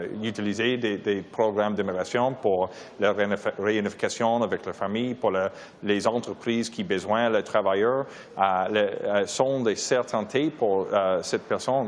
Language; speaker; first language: French; non-native, learner; English